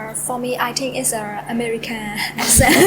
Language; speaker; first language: English; non-native, learner; Burmese